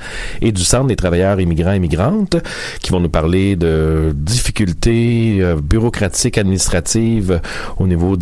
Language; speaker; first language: French; native; French